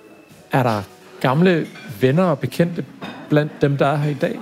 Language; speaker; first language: Danish; native; Danish